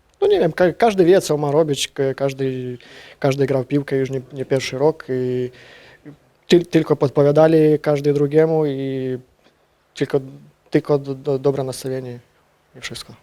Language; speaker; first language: Polish; non-native, learner; Ukrainian